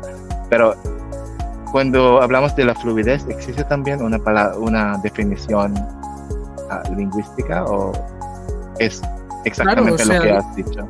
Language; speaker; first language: Spanish; non-native, fluent; Filipino